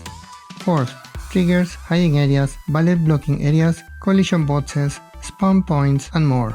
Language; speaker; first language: English; non-native, fluent; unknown